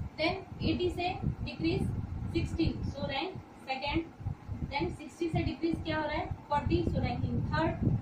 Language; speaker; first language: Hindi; non-native, local second language; Gujarati